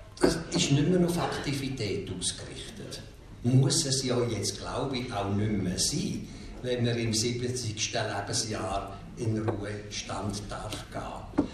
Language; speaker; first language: German; native; German